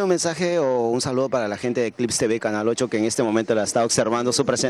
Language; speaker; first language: Spanish; native; Spanish